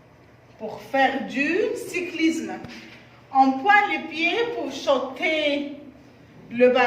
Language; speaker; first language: French; non-native, fluent; Arabic